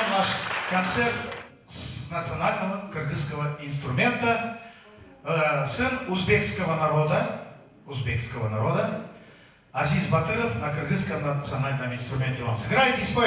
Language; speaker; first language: Russian; non-native, local second language; Kyrgyz